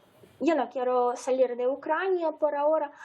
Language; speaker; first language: Spanish; non-native, fluent; Ukrainian